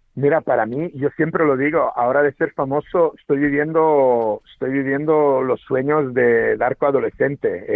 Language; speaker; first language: Spanish; non-native, fluent; Serbian